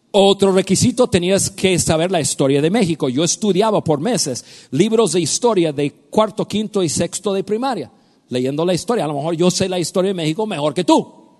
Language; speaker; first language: Spanish; non-native, fluent; English